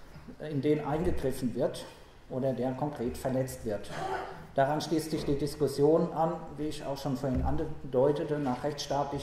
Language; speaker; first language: German; native; German